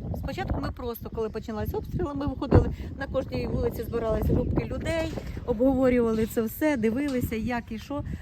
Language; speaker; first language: Ukrainian; native; Ukrainian